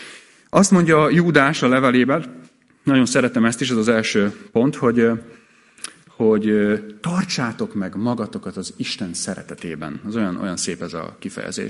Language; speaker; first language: Hungarian; native; Hungarian